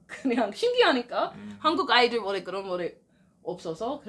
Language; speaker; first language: Korean; non-native, learner; English